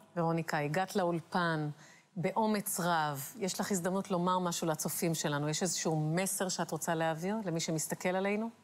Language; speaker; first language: Hebrew; native; Hebrew